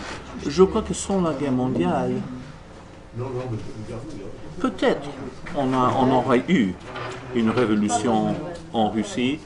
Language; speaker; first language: French; non-native, fluent; English